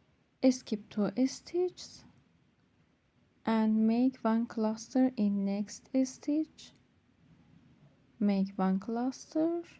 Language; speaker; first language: English; non-native, learner; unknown